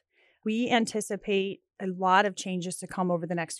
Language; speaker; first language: English; native; English